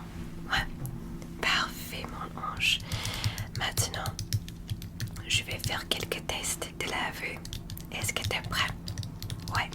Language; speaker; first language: French; non-native, learner; English